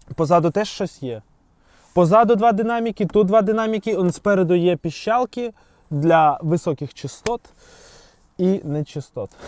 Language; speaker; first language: Ukrainian; non-native, local second language; Russian